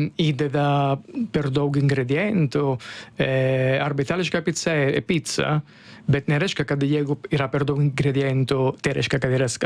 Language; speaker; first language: Lithuanian; non-native, fluent; Italian